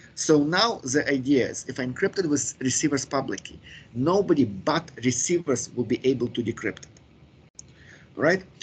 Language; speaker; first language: English; non-native, fluent; Ukrainian